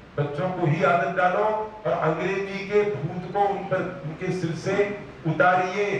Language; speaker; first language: Hindi; non-native, local second language; Gujarati